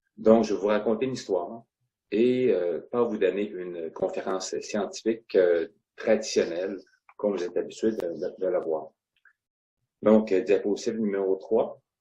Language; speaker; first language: French; non-native, local second language; Innu-aimun